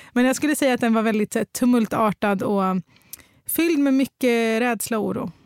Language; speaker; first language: Swedish; early bilingual, other home language; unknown